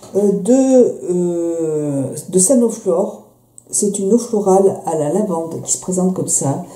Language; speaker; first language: French; native; French